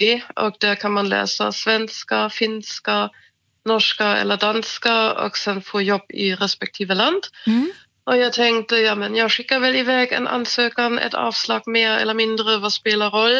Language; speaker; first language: Swedish; non-native, fluent; German